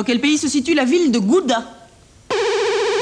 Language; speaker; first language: French; native; French